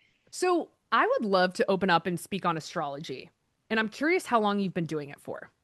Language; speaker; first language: English; native; English